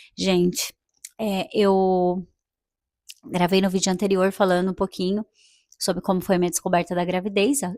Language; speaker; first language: Portuguese; native; Portuguese